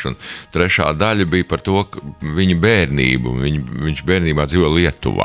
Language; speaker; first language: Latvian; native; Latvian